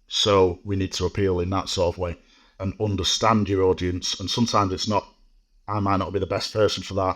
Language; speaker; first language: English; native; English